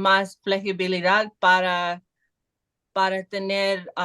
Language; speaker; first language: Spanish; non-native, learner; English